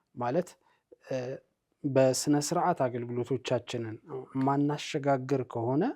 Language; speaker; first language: Amharic; native; Amharic